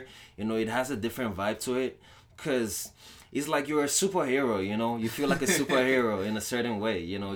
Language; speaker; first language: English; non-native, local second language; Yoruba